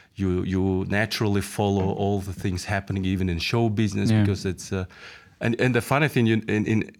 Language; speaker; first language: English; non-native, fluent; Mongolian